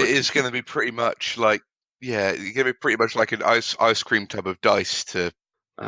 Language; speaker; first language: English; native; English